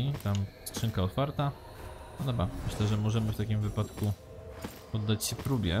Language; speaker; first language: Polish; native; Polish